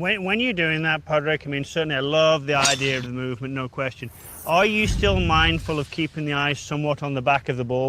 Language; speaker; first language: English; native; English